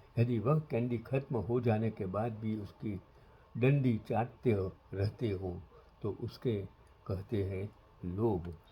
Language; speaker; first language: Hindi; non-native, local second language; Gujarati